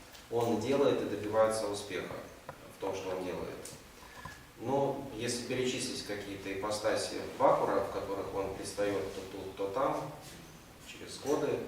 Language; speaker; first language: Russian; native; Russian